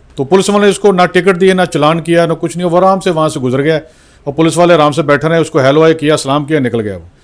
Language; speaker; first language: Urdu; native; Urdu